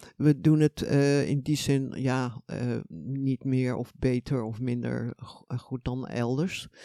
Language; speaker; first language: Dutch; native; Dutch